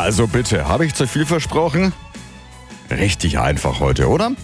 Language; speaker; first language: German; native; German